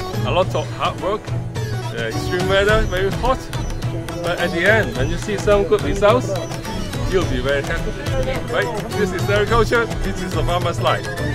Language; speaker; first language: English; non-native, local second language; Cantonese